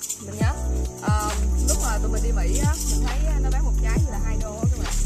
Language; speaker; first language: Vietnamese; native; Vietnamese